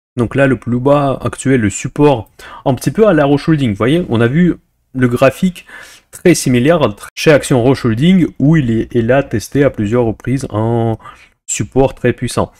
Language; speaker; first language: French; non-native, fluent; Russian